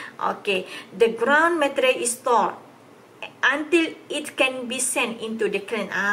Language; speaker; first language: English; non-native, local second language; Malay